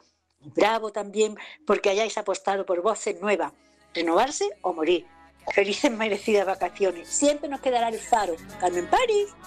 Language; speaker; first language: Spanish; native; Spanish